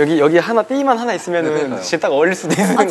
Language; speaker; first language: Korean; native; Korean